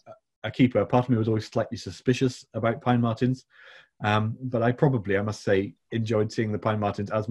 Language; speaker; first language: English; native; English